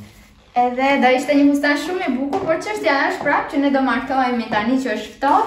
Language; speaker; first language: Albanian; early bilingual, heritage; Albanian